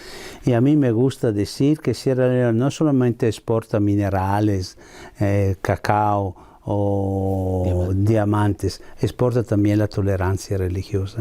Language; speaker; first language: Spanish; non-native, fluent; Italian